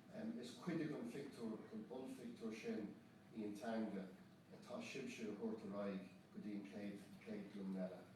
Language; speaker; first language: Irish; non-native, local second language; English